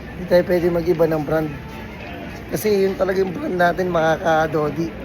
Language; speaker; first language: Filipino; non-native, fluent; Korean